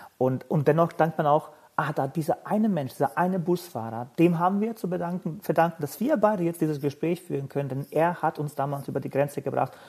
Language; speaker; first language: German; non-native, fluent; Bosnian